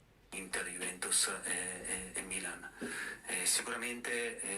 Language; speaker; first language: Italian; native; Italian